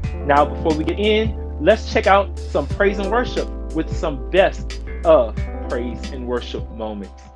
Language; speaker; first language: English; native; English